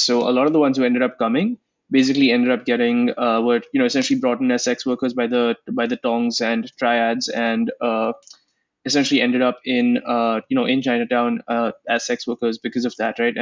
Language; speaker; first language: English; non-native, local second language; Hindi